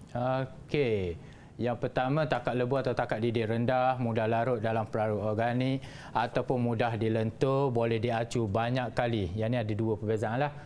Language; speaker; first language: Malay; native; Malay